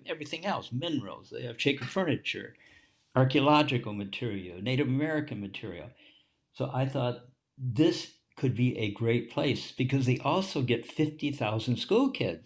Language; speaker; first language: English; native; English